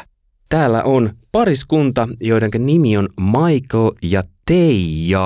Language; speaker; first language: Finnish; native; Finnish